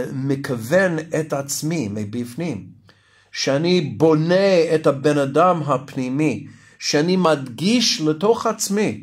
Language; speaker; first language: Hebrew; non-native, fluent; English